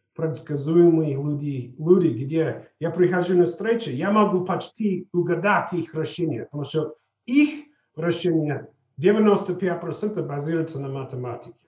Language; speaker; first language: Russian; non-native, fluent; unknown